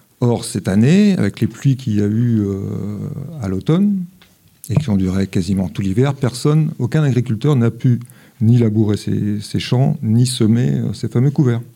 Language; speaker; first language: French; native; French